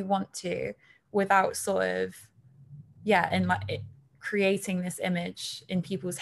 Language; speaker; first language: English; native; English